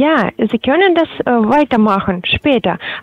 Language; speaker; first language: German; non-native, learner; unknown